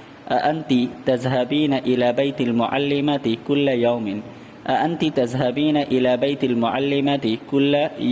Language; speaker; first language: Arabic; non-native, fluent; Urdu